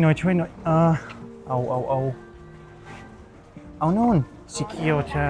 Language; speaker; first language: Thai; non-native, learner; Russian